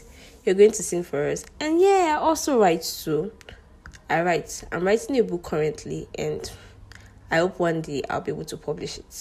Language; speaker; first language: English; non-native, local second language; Yoruba